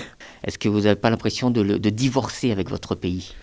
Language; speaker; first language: French; native; French